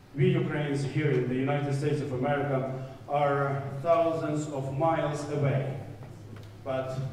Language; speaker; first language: English; native; English